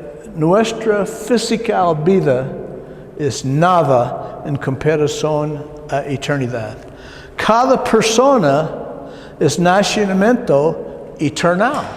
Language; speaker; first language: Spanish; non-native, learner; English